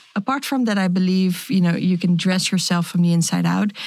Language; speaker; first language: English; non-native, fluent; Dutch